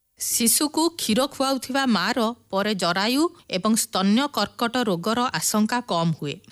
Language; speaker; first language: Odia; native; Odia